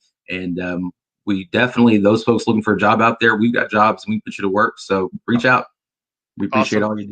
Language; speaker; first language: English; native; English